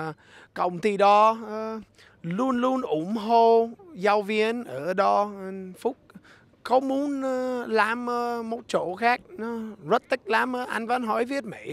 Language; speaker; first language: Vietnamese; non-native, learner; English